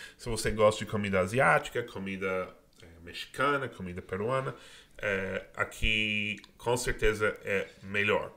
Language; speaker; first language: Portuguese; non-native, fluent; English